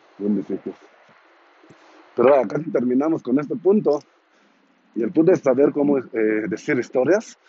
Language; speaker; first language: Spanish; non-native, learner; Hebrew